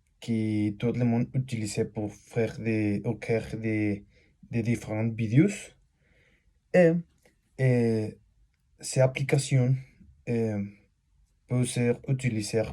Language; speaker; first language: French; non-native, learner; Spanish